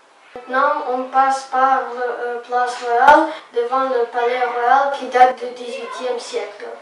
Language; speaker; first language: French; non-native, learner; Croatian